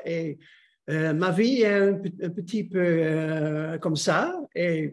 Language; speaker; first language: French; non-native, learner; Dutch